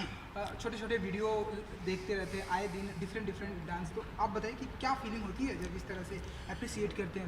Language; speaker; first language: Hindi; native; Hindi